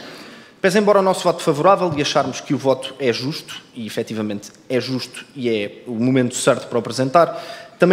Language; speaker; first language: Portuguese; native; Portuguese